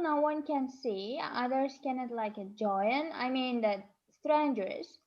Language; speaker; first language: English; non-native, fluent; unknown